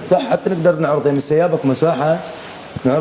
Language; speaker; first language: Arabic; native; Arabic